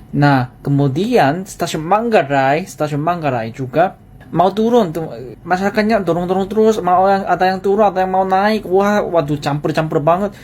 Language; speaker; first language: Indonesian; non-native, fluent; Korean